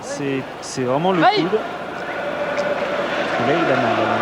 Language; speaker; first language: French; native; French